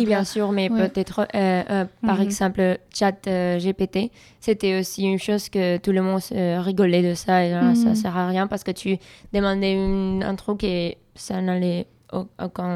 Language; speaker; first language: French; non-native, learner; Spanish